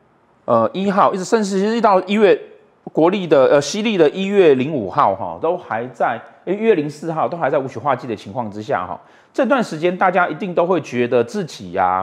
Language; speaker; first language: Chinese; native; Chinese